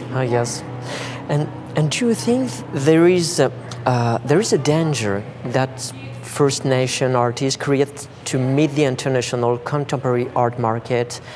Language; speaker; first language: English; non-native, fluent; French